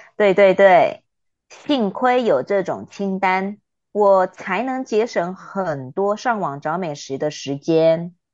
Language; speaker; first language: Chinese; native; Chinese